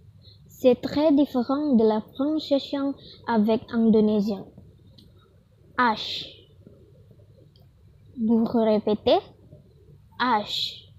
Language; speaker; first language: French; non-native, learner; Indonesian